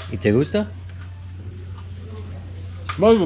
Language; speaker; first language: Spanish; non-native, learner; English